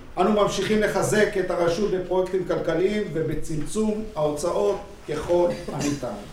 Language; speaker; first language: Hebrew; native; Hebrew